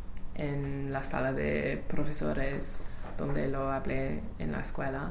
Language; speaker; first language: Spanish; non-native, learner; English